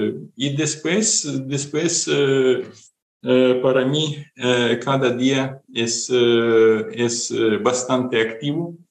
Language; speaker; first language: Spanish; non-native, fluent; Ukrainian